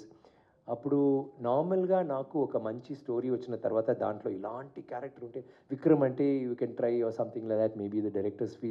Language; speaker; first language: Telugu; non-native, learner; Tamil